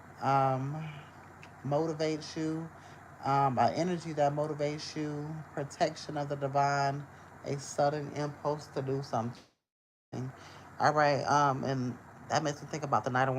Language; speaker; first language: English; native; English